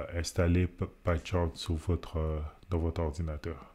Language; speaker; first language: French; non-native, local second language; Lingala